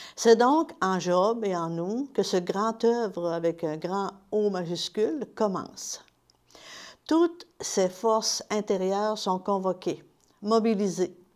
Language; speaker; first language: French; native; French